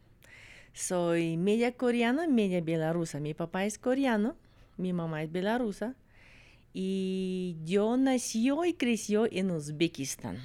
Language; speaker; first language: Spanish; non-native, fluent; Russian